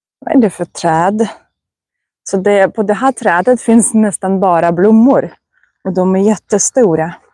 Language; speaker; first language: Swedish; non-native, fluent; Russian